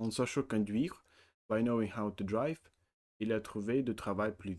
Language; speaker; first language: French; non-native, learner; Russian